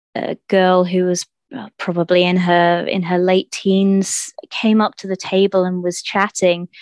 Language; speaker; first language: English; native; English